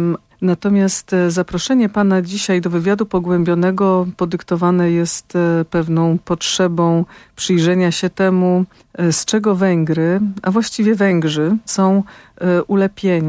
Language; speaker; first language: Polish; native; Polish